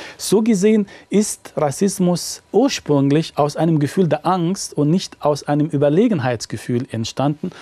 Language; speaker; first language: German; non-native, fluent; Arabic